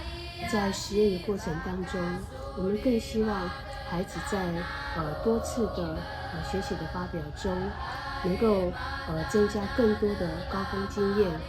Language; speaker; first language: Chinese; native; Chinese